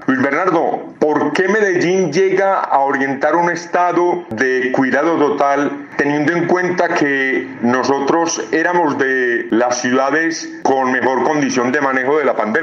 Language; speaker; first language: Spanish; native; Spanish